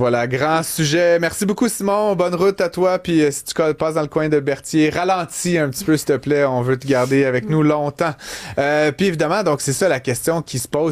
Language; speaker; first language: French; native; French